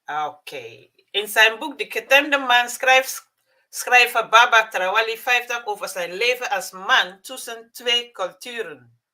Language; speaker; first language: Dutch; non-native, fluent; Mandingo